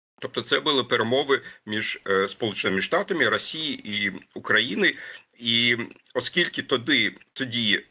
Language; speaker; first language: Ukrainian; non-native, fluent; German